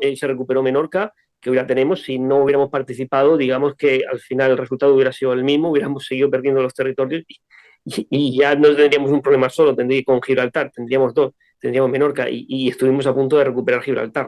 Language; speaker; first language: Spanish; native; Spanish